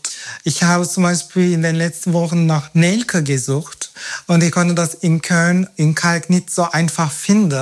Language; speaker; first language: German; non-native, fluent; Turkish